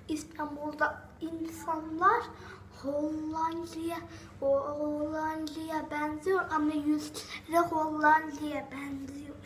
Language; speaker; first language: Turkish; non-native, learner; Dutch